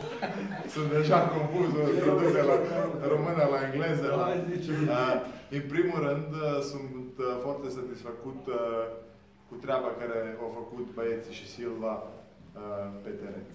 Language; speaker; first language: Romanian; non-native, fluent; Serbian